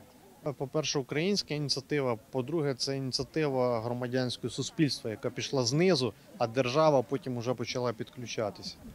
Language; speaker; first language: Ukrainian; native; Ukrainian